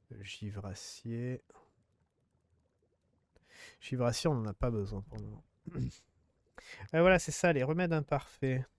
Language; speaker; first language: French; native; French